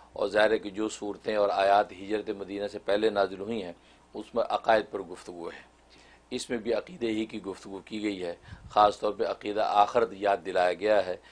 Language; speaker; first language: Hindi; non-native, local second language; Kashmiri